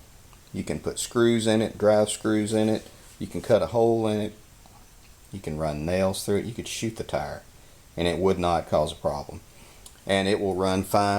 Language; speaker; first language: English; native; English